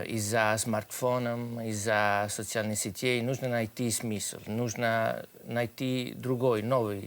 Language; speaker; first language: Russian; non-native, fluent; Italian